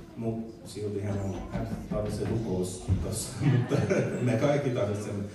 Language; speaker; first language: Finnish; non-native, learner; English